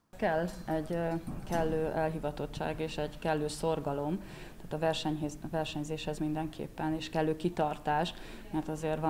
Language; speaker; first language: Hungarian; native; Hungarian